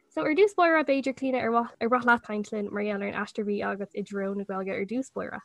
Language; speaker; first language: Irish; non-native, local second language; English